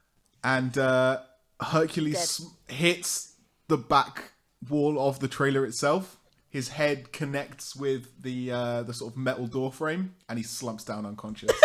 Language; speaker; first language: English; native; English